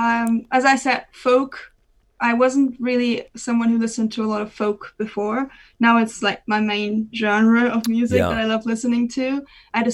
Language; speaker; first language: English; non-native, fluent; German